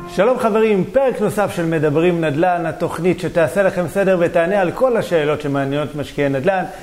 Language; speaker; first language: Hebrew; native; Hebrew